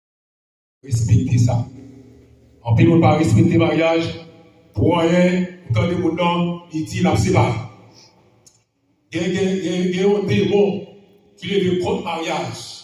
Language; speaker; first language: French; non-native, local second language; Haitian Creole